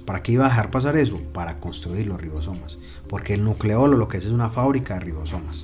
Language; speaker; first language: Spanish; native; Spanish